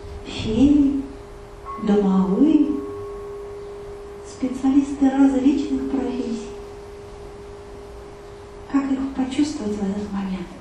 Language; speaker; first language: Russian; native; Russian